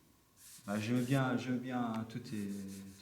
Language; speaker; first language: French; non-native, learner; Persian